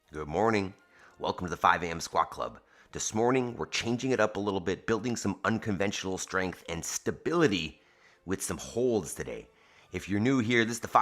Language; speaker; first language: English; native; English